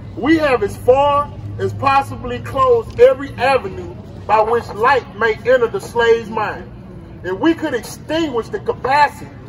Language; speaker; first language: English; native; English